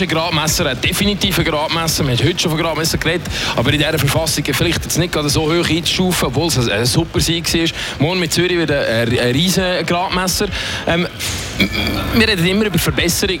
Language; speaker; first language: German; native; German